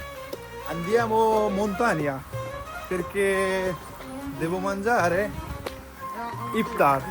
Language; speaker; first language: Italian; non-native, learner; Bangla